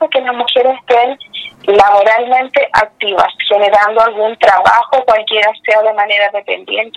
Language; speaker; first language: Spanish; native; Spanish